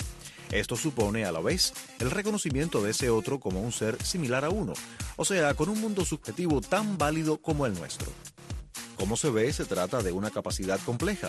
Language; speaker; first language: Spanish; native; Spanish